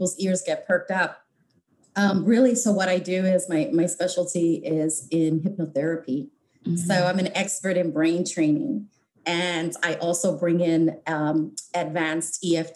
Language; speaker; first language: English; native; English